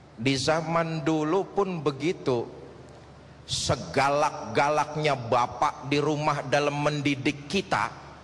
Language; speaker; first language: Indonesian; native; Indonesian